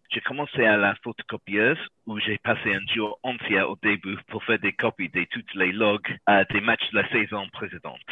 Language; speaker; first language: French; non-native, learner; English